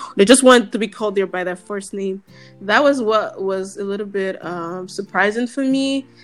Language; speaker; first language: English; non-native, local second language; Yoruba